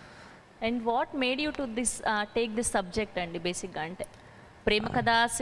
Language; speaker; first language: Telugu; native; Telugu